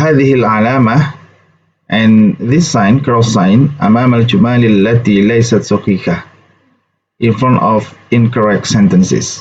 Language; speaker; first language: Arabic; non-native, fluent; Indonesian